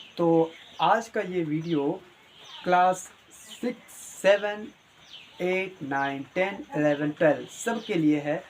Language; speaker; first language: Hindi; native; Hindi